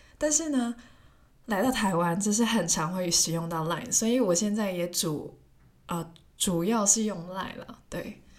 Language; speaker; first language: Chinese; non-native, local second language; Cantonese